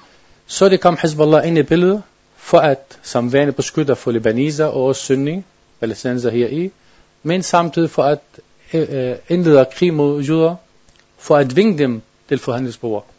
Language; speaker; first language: Danish; non-native, learner; Arabic